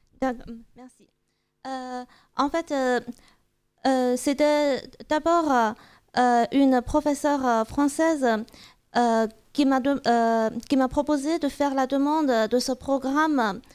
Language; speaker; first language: French; non-native, fluent; Chinese